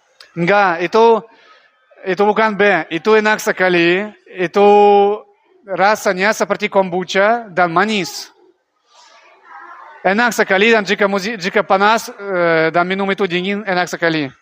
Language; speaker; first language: Indonesian; non-native, learner; Russian